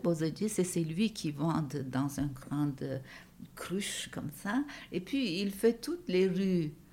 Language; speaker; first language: French; non-native, fluent; Turkish